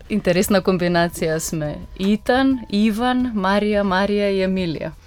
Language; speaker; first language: Macedonian; native; Macedonian